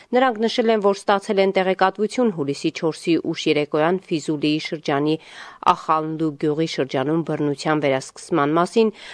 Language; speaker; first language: Armenian; native; Armenian